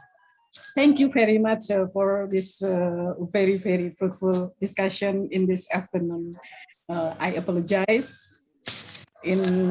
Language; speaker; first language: English; non-native, learner; Indonesian